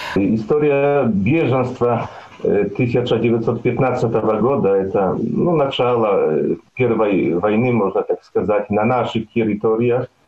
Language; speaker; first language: Russian; non-native, fluent; Belarusian